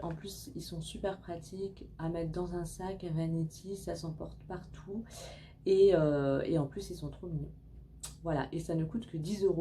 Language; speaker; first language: French; native; French